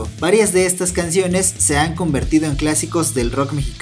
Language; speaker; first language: Spanish; native; Spanish